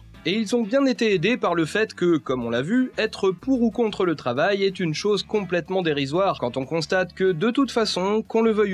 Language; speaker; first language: French; native; French